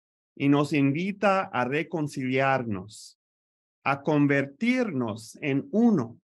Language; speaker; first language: Spanish; non-native, fluent; French